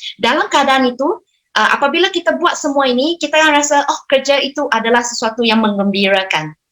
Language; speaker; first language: Malay; non-native, local second language; Chinese